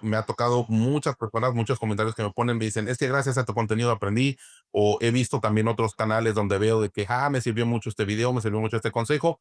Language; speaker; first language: Spanish; native; Spanish